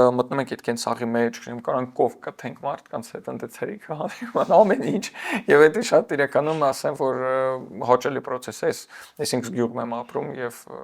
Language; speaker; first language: Armenian; early bilingual, heritage; Armenian